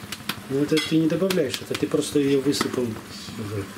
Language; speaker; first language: Russian; native; Russian